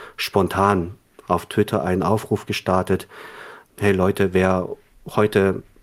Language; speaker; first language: German; early bilingual, other home language; Korean